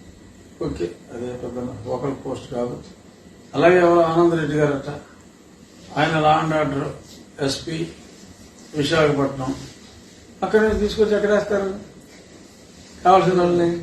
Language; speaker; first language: Telugu; native; Telugu